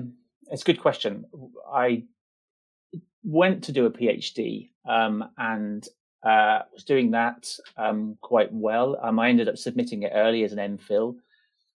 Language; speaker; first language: English; native; English